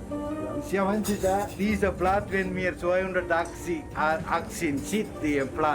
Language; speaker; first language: German; non-native, learner; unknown